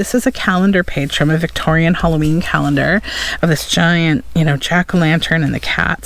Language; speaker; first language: English; native; English